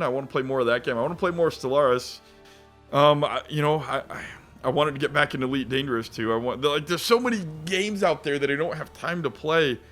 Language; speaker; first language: English; native; English